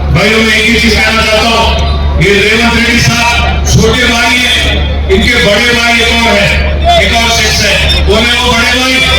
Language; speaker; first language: Urdu; non-native, local second language; Telugu